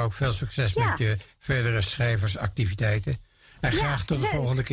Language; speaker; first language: Dutch; native; Dutch